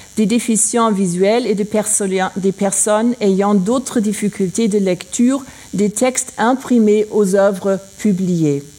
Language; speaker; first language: French; non-native, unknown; German